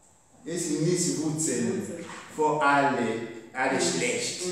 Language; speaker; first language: German; non-native, learner; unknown